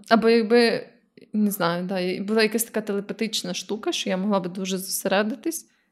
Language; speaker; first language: Ukrainian; native; Ukrainian